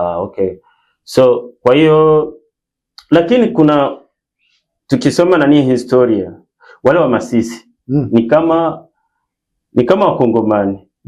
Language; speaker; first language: Swahili; non-native, local second language; Rundi